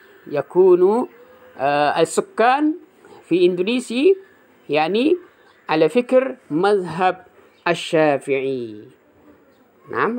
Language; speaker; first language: Arabic; non-native, fluent; Indonesian